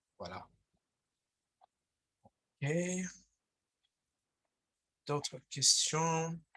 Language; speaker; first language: French; non-native, fluent; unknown